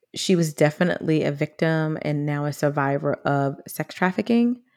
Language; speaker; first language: English; native; English